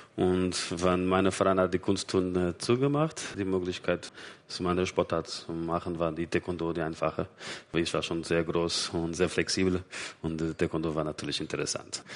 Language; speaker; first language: German; non-native, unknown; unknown